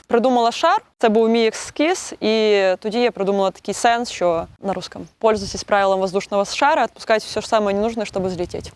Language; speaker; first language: Ukrainian; native; Ukrainian